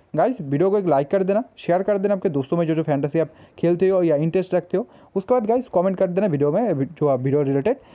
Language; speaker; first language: Hindi; native; Hindi